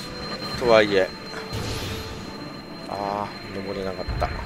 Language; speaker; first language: Japanese; native; Japanese